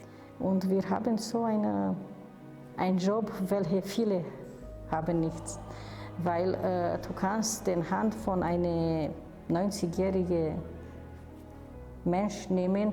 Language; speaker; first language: German; non-native, fluent; Romanian